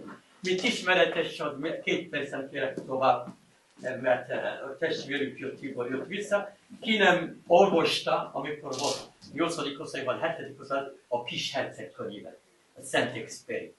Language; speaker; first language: Hungarian; non-native, learner; Arabic